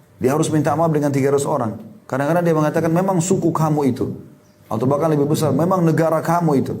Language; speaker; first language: Indonesian; native; Indonesian